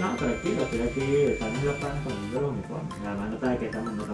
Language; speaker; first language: Spanish; native; Spanish